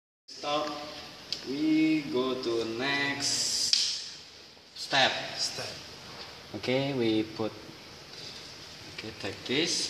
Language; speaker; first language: English; non-native, learner; Indonesian